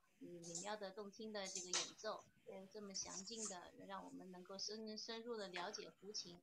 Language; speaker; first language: Chinese; native; Chinese